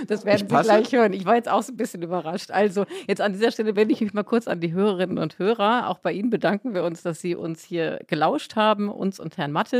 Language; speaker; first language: German; native; German